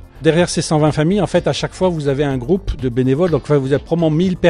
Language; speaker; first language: French; native; French